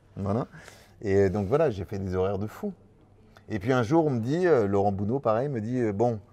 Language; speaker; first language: French; native; French